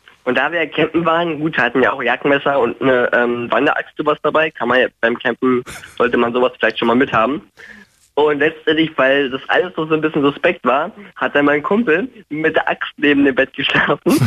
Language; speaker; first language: German; native; German